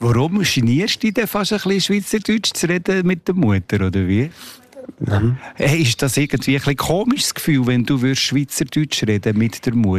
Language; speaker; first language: German; native; German